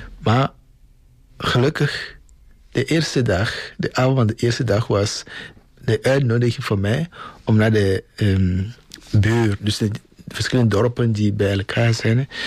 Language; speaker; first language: Dutch; non-native, fluent; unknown